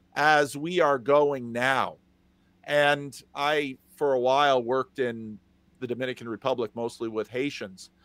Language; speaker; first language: English; native; English